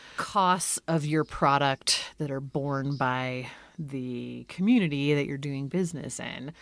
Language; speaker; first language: English; native; English